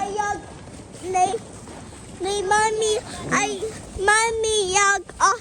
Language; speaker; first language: Swedish; early bilingual, other home language; Mongolian